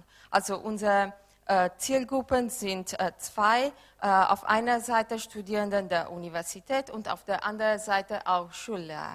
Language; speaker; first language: German; non-native, fluent; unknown